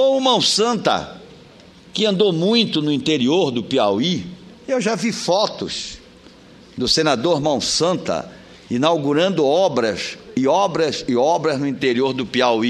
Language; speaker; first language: Portuguese; native; Portuguese